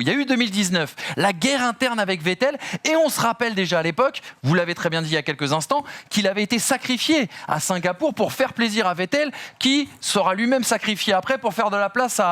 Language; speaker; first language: French; native; French